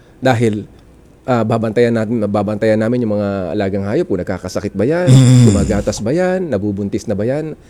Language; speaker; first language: Filipino; non-native, local second language; Iloko